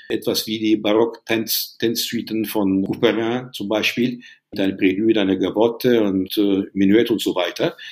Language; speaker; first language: German; non-native, fluent; Turkish